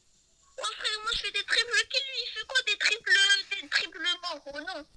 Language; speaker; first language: French; native; French